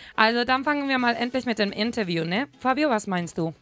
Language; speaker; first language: German; non-native, fluent; Spanish